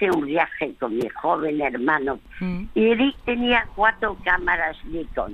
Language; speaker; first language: Spanish; early bilingual, other home language; French